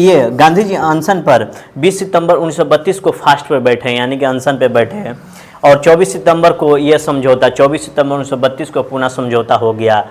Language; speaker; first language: Hindi; native; Hindi